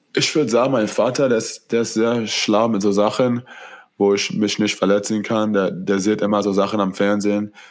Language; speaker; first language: German; non-native, fluent; English